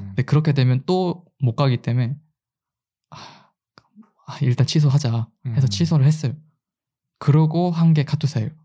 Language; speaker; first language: Korean; early bilingual, heritage; Korean